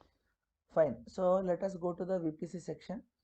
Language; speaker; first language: English; non-native, local second language; Kannada